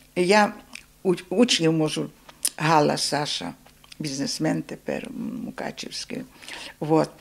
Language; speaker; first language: Ukrainian; native; Ukrainian